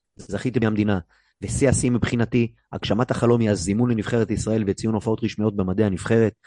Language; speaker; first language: Hebrew; native; Hebrew